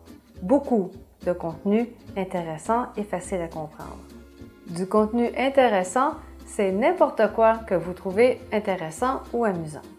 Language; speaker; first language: French; native; French